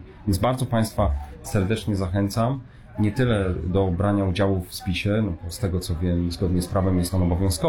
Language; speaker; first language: Polish; native; Polish